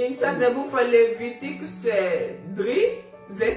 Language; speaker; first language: Dutch; non-native, learner; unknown